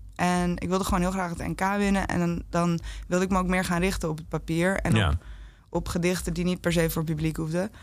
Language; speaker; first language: Dutch; native; Dutch